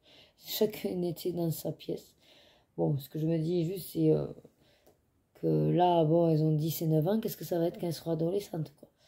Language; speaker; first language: French; native; French